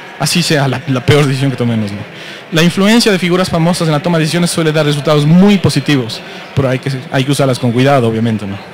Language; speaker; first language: Spanish; native; Spanish